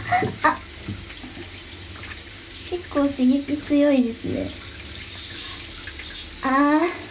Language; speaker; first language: Japanese; native; Japanese